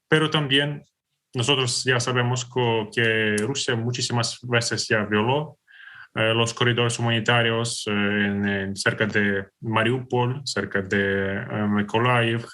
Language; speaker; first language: Spanish; non-native, fluent; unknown